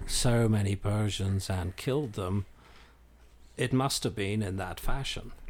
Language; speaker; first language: English; native; English